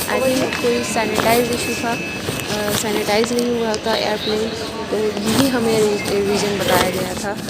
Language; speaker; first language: Urdu; native; Urdu